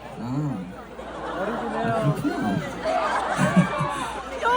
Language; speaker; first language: Korean; early bilingual, heritage; Korean